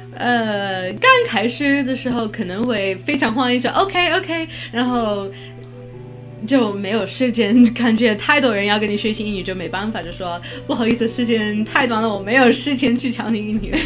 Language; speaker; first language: Chinese; non-native, fluent; English